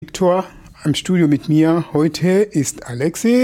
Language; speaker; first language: German; non-native, fluent; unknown